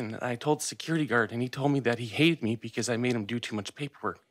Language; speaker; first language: English; early bilingual, other home language; Spanish